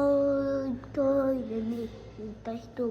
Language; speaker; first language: Japanese; native; Japanese